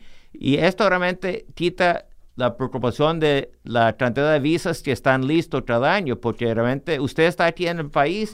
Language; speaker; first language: Spanish; early bilingual, heritage; English